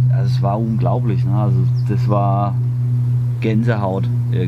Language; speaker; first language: German; native; German